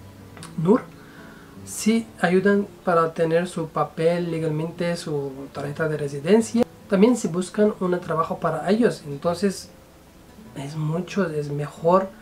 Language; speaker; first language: Spanish; non-native, fluent; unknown